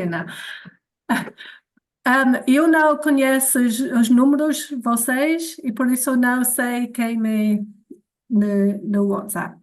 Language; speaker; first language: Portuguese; non-native, learner; English